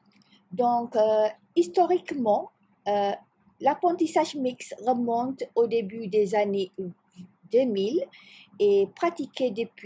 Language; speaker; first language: French; non-native, fluent; Malay